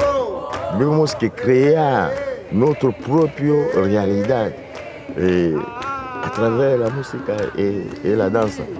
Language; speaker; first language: Spanish; non-native, fluent; Lingala